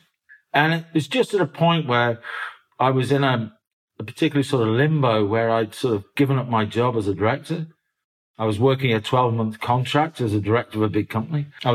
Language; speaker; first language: English; native; English